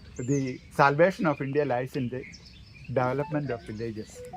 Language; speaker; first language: English; non-native, local second language; Malayalam